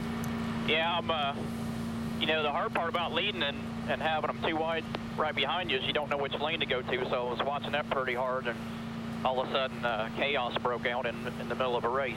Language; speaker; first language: English; native; English